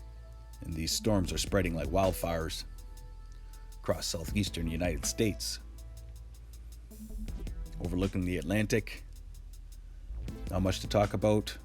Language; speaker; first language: English; native; English